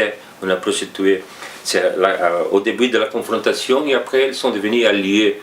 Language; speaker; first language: French; non-native, fluent; Portuguese